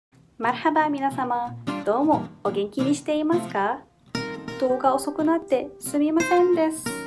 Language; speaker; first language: Japanese; non-native, fluent; Arabic